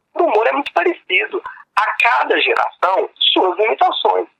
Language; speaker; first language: Portuguese; native; Portuguese